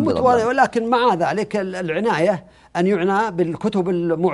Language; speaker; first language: Arabic; native; Arabic